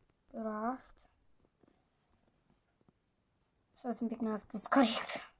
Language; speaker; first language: Romanian; native; Romanian